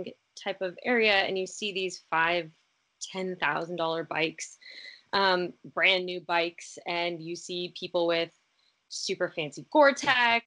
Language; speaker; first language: English; native; English